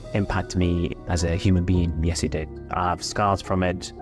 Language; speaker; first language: English; early bilingual, other home language; Persian